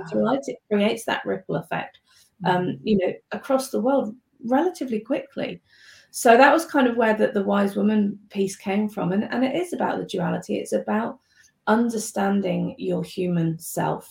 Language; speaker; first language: English; native; English